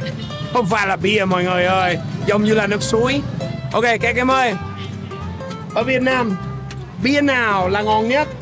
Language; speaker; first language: Vietnamese; non-native, fluent; English